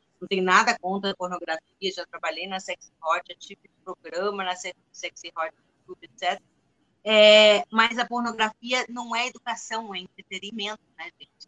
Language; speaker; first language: Portuguese; non-native, fluent; Spanish